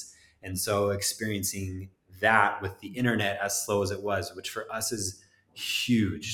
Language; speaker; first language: English; native; English